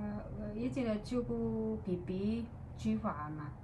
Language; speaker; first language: Cantonese; non-native, learner; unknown